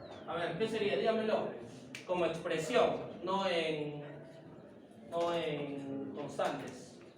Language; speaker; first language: Spanish; native; Spanish